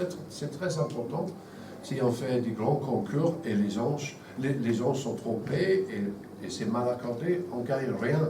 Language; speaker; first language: French; non-native, fluent; English